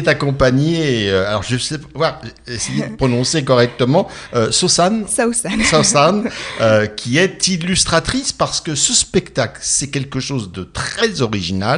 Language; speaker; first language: French; native; French